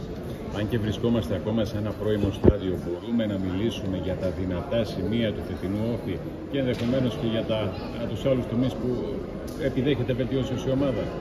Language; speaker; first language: Greek; native; Greek